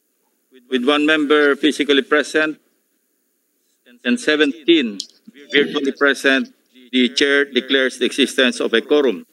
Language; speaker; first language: English; non-native, local second language; Filipino